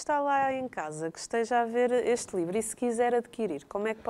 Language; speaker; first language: Portuguese; native; Portuguese